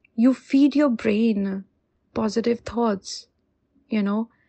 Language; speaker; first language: English; non-native, local second language; Hindi